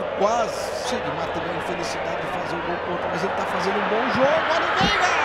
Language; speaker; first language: Portuguese; native; Portuguese